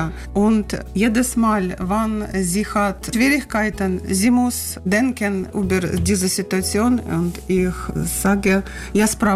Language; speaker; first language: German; non-native, learner; Russian